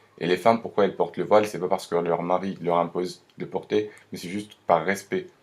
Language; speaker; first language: French; non-native, local second language; Arabic